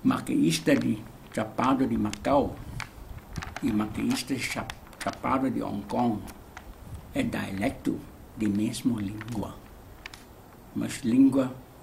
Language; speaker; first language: Portuguese; non-native, learner; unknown